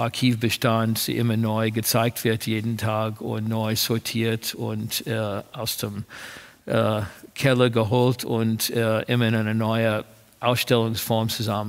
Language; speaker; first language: German; non-native, fluent; English